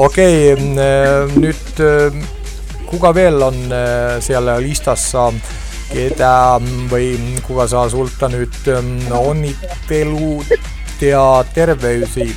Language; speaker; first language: Finnish; non-native, learner; Estonian